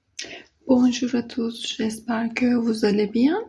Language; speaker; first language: French; non-native, learner; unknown